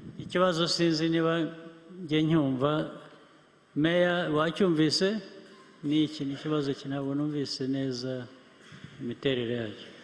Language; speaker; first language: Kinyarwanda; early bilingual, heritage; Kinyarwanda